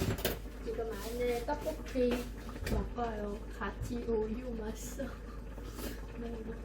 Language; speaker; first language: Korean; non-native, learner; Vietnamese